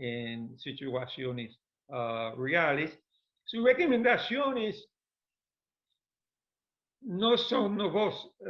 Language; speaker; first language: Spanish; non-native, fluent; English